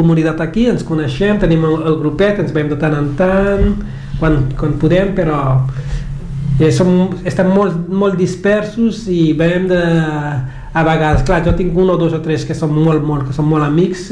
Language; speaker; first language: Catalan; non-native, fluent; Kabuverdianu